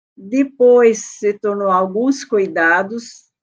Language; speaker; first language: Portuguese; early bilingual, other home language; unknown